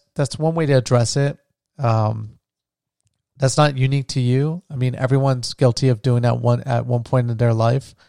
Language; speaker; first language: English; early bilingual, other home language; Spanish